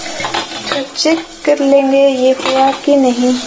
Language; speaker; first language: Hindi; native; Hindi